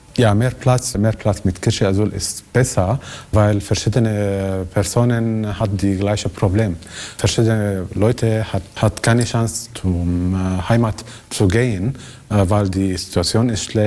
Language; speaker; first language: German; non-native, learner; Arabic